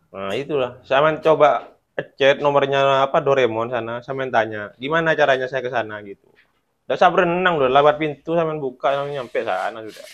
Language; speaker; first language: Indonesian; native; Indonesian